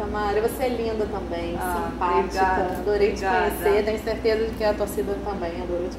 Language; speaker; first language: Portuguese; native; Portuguese